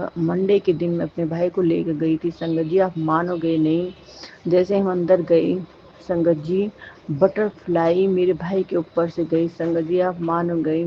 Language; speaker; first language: Hindi; native; Hindi